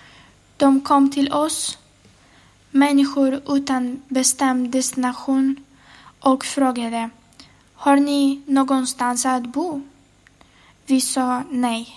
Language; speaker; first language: Swedish; non-native, fluent; Ukrainian